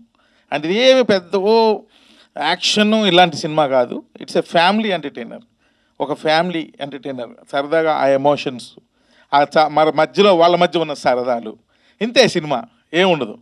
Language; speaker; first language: Telugu; native; Telugu